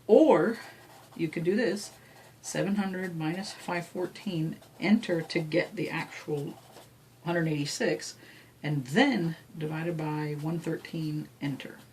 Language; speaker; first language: English; native; English